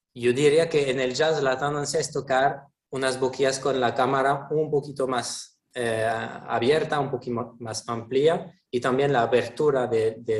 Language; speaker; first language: Spanish; non-native, fluent; French